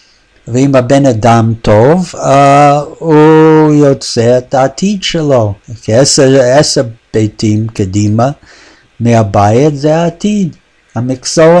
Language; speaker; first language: Hebrew; non-native, fluent; English